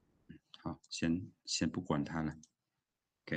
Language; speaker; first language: Chinese; non-native, fluent; Lao